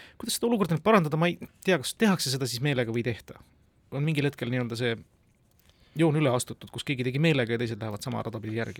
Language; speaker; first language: Estonian; native; Estonian